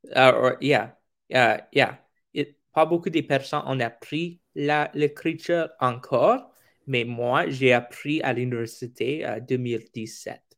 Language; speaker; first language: French; non-native, fluent; English